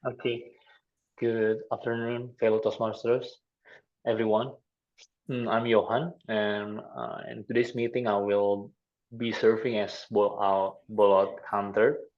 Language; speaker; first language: English; non-native, fluent; Indonesian